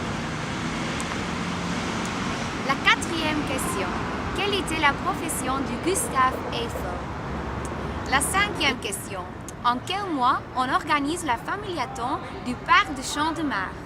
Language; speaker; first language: French; non-native, learner; Dutch